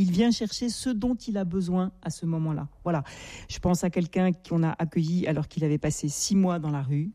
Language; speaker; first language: French; native; French